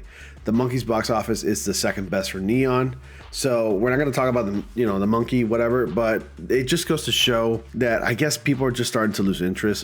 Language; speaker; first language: English; native; English